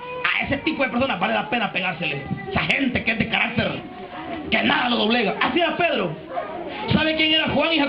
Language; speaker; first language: Spanish; native; Spanish